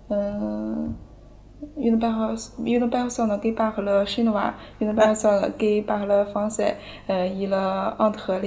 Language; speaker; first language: French; non-native, learner; Chinese